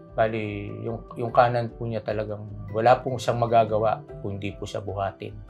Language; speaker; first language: Filipino; native; Filipino